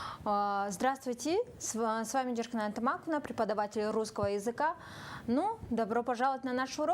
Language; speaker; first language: Russian; non-native, local second language; Kyrgyz